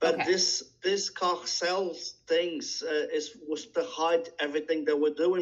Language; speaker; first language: English; non-native, learner; Portuguese